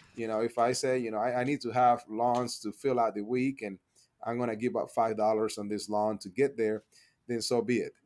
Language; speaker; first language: English; non-native, fluent; Spanish